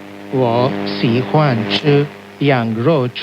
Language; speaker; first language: Chinese; non-native, learner; Hindi